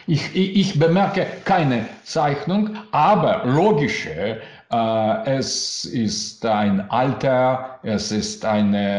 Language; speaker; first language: German; non-native, learner; Russian